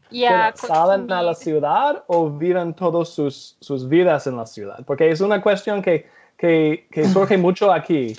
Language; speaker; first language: Spanish; non-native, fluent; English